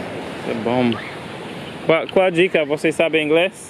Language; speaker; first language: Portuguese; non-native, learner; English